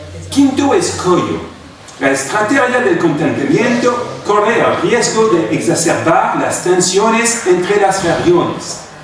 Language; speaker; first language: Spanish; non-native, fluent; French